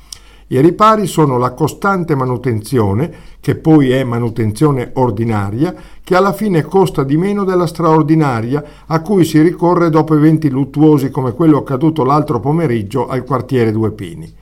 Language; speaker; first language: Italian; native; Italian